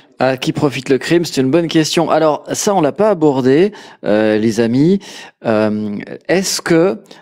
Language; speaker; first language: French; native; French